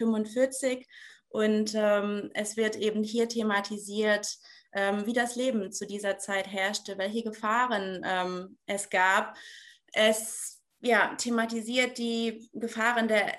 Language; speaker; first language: German; native; German